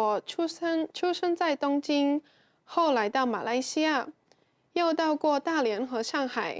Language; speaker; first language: Chinese; non-native, fluent; Japanese